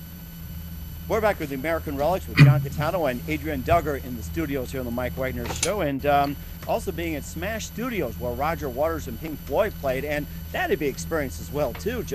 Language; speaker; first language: English; native; English